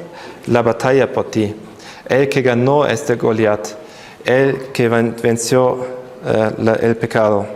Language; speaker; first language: Spanish; non-native, fluent; German